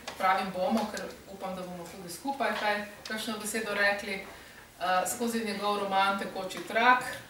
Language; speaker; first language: Slovenian; native; Slovenian